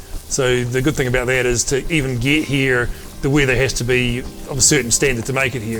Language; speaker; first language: English; native; English